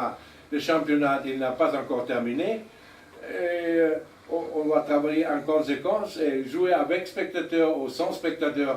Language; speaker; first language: French; non-native, learner; German